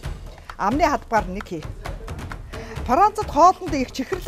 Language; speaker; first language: Mongolian; native; Mongolian